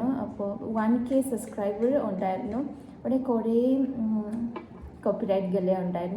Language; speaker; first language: Malayalam; non-native, learner; Bodo